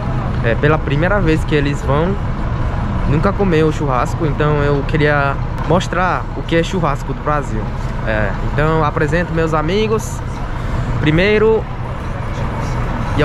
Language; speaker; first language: Portuguese; non-native, fluent; Korean